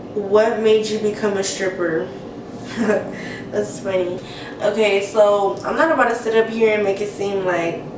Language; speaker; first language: English; native; English